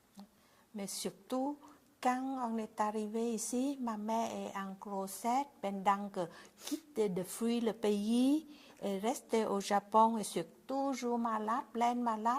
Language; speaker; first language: French; non-native, learner; Vietnamese